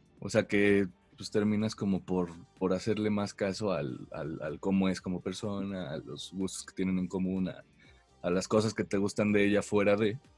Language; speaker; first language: Spanish; native; Spanish